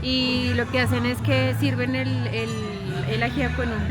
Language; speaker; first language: Spanish; native; Spanish